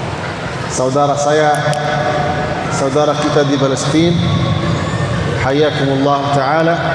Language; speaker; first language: Indonesian; non-native, learner; Arabic